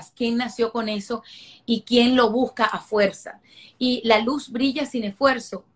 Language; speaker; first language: Spanish; native; Spanish